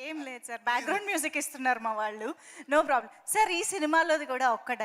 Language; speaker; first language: Telugu; native; Telugu